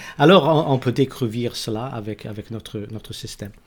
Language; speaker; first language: French; non-native, learner; English